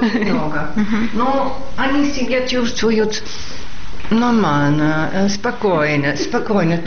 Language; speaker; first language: Russian; non-native, fluent; Dutch